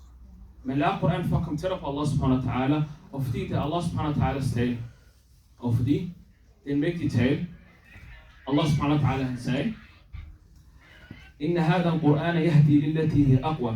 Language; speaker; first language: Danish; early bilingual, other home language; Somali